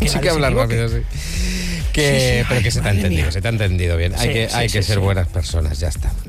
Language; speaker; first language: Spanish; native; Spanish